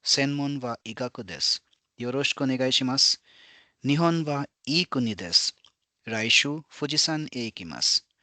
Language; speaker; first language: Japanese; non-native, fluent; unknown